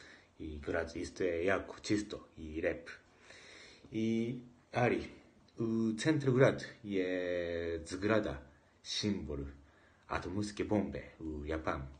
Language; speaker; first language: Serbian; non-native, learner; Japanese